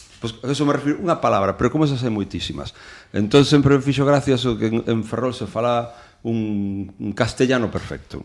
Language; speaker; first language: Galician; non-native, local second language; Spanish